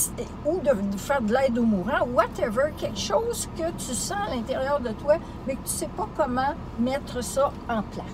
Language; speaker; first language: French; native; French